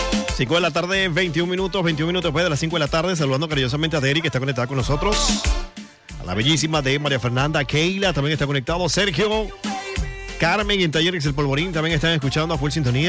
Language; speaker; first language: Spanish; native; Spanish